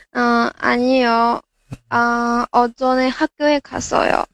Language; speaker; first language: Korean; non-native, learner; Chinese